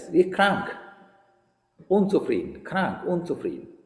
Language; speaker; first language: German; non-native, fluent; Sinhala